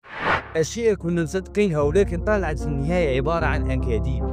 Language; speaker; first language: Arabic; native; Arabic